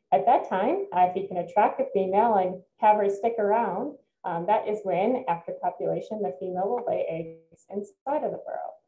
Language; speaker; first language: English; native; English